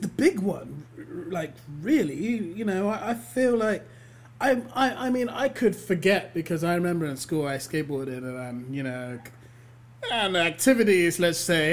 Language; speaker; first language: English; native; English